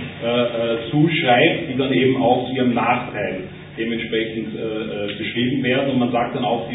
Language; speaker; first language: German; native; German